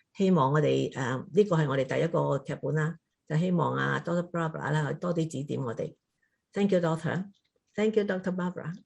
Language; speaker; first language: Cantonese; native; Cantonese